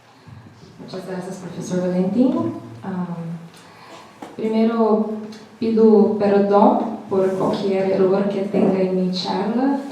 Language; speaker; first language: Spanish; non-native, learner; Portuguese